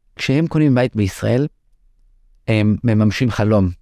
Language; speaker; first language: Hebrew; non-native, local second language; English